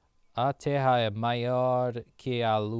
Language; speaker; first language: Portuguese; non-native, learner; English